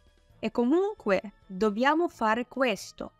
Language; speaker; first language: Italian; non-native, fluent; Russian